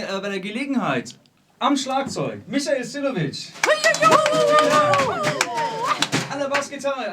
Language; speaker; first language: German; native; German